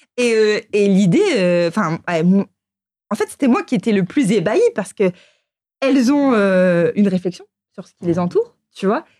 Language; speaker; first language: French; native; French